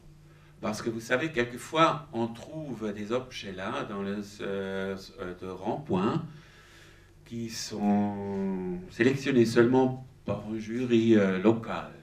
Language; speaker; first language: French; non-native, learner; German